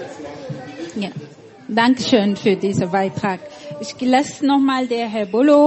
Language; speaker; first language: German; non-native, fluent; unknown